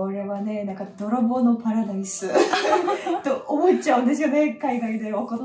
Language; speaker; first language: Japanese; non-native, fluent; Russian